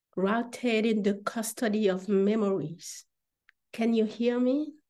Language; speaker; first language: English; non-native, fluent; Haitian Creole